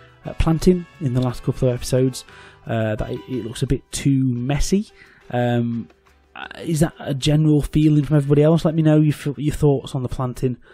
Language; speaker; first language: English; native; English